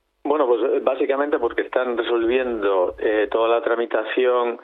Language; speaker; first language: Spanish; native; Spanish